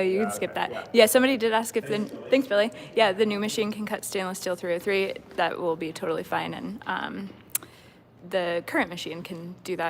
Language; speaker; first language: English; native; English